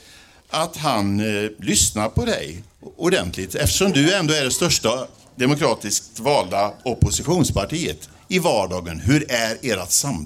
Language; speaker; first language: Swedish; native; Swedish